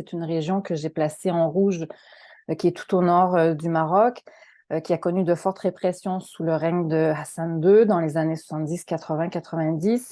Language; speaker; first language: French; native; French